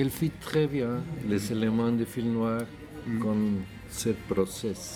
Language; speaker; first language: French; non-native, learner; Spanish